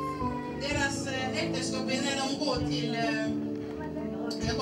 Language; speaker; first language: Swedish; non-native, fluent; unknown